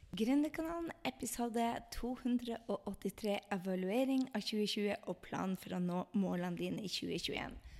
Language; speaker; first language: Norwegian; native; Norwegian